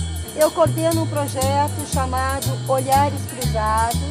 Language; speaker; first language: Portuguese; native; Portuguese